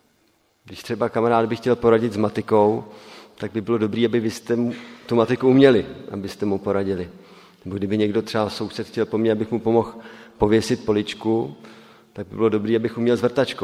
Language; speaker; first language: Czech; native; Czech